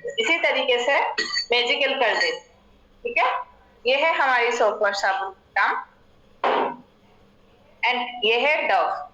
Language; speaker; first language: Hindi; non-native, local second language; Assamese